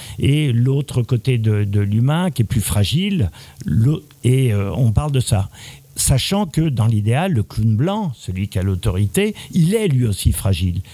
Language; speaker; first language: French; native; French